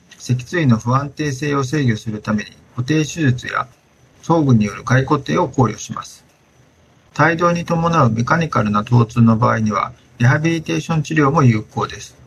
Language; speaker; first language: Japanese; native; Japanese